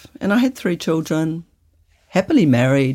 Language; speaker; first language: English; native; English